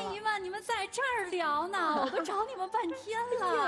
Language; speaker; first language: Chinese; native; Chinese